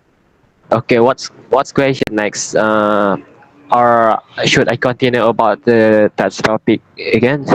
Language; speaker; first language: English; non-native, learner; Indonesian